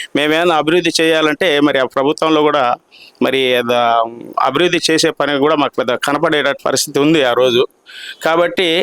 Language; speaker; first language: Telugu; non-native, local second language; Lambadi